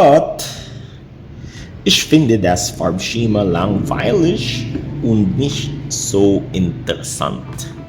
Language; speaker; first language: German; non-native, learner; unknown